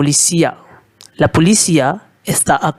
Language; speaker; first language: Spanish; non-native, fluent; Hindi